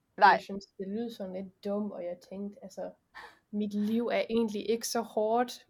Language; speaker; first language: Danish; early bilingual, heritage; Danish